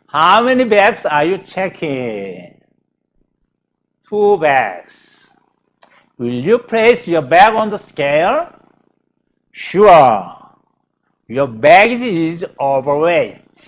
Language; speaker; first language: English; non-native, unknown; Korean